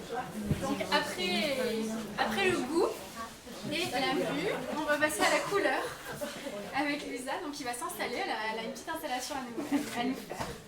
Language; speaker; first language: French; native; French